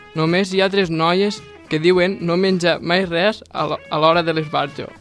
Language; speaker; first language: Catalan; native; Catalan